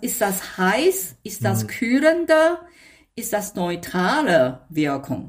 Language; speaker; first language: German; non-native, fluent; Chinese